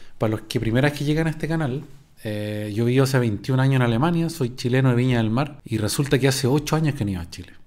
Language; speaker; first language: Spanish; native; Spanish